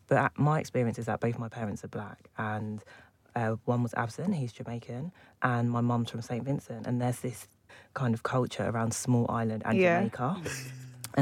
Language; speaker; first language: English; native; English